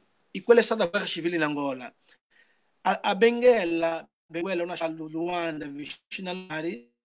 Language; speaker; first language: Italian; non-native, learner; Portuguese